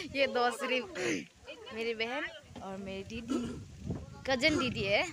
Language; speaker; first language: Hindi; non-native, local second language; Assamese